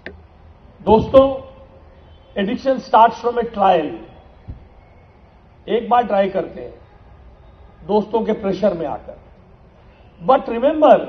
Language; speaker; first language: Hindi; native; Hindi